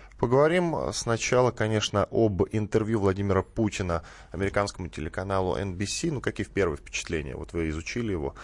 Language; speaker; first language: Russian; native; Russian